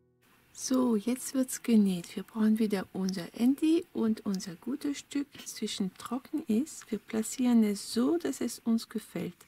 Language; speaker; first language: German; non-native, fluent; French